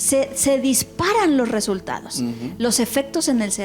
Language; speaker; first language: Spanish; native; Spanish